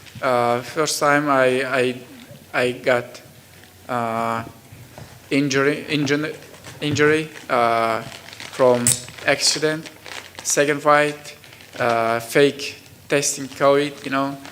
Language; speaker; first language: English; non-native, learner; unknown